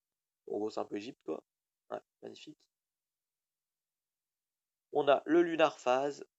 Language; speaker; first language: French; native; French